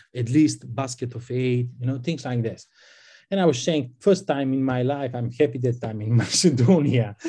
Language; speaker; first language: English; non-native, fluent; Macedonian